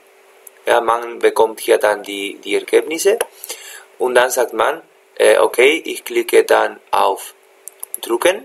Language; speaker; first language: German; non-native, fluent; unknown